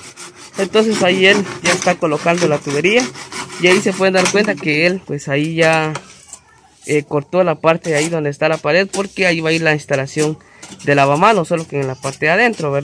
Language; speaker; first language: Spanish; native; Spanish